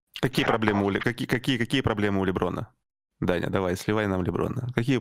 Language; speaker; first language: Russian; native; Russian